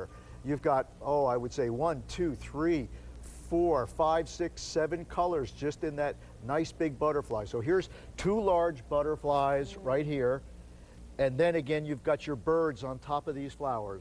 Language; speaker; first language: English; native; English